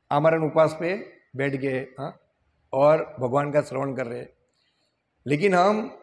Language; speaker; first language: Hindi; non-native, local second language; Gujarati